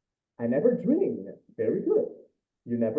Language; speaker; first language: English; non-native, fluent; Indonesian